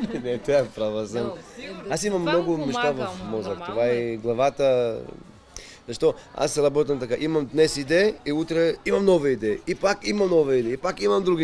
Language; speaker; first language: Bulgarian; non-native, learner; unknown